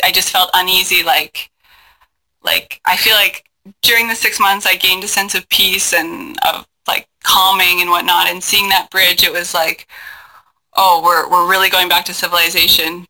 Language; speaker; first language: English; native; English